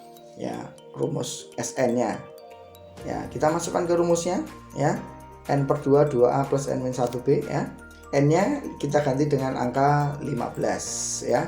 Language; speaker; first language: Indonesian; native; Indonesian